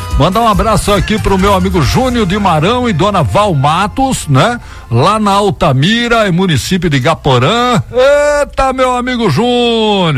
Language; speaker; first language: Portuguese; native; Portuguese